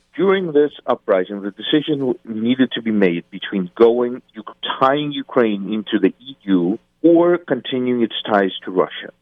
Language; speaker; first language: English; non-native, fluent; Russian